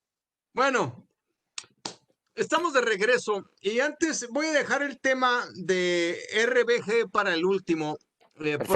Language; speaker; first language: Spanish; native; Spanish